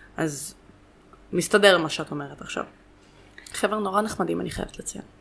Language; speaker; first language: Hebrew; native; Hebrew